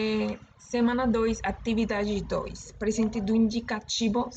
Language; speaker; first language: Portuguese; non-native, learner; Spanish